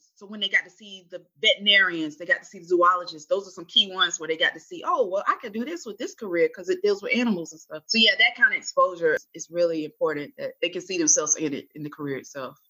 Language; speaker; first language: English; native; English